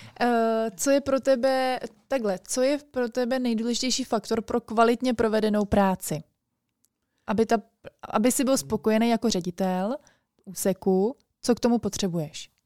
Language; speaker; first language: Czech; native; Czech